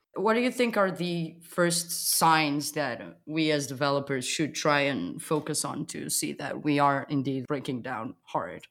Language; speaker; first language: English; non-native, fluent; Portuguese